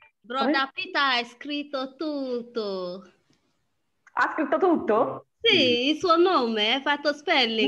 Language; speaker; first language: Italian; non-native, fluent; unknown